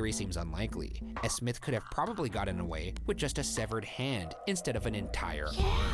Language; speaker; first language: English; native; English